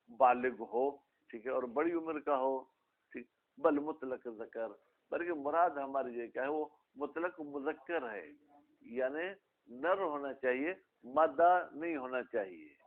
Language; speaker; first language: Urdu; non-native, local second language; Sindhi